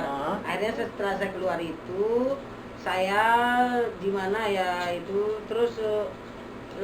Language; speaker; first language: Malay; non-native, local second language; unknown